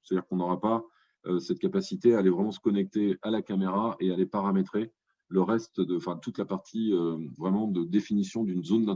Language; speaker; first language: French; native; French